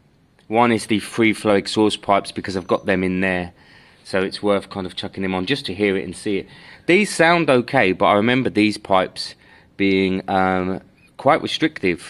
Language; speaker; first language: English; native; English